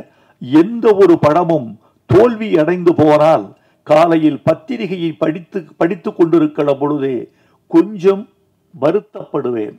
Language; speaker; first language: Tamil; native; Tamil